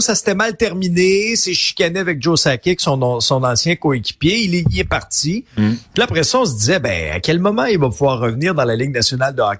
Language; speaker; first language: French; native; French